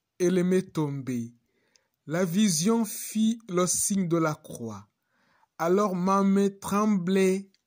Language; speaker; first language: French; non-native, local second language; Kinyarwanda